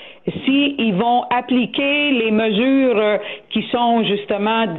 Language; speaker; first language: French; native; French